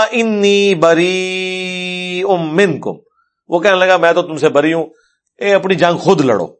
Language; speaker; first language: Urdu; non-native, local second language; Punjabi